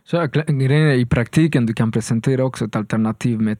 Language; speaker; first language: Swedish; non-native, fluent; Spanish